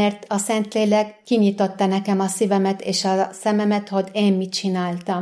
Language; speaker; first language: Hungarian; non-native, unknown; Arabic